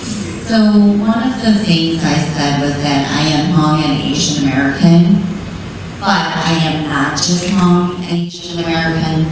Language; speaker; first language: English; early bilingual, other home language; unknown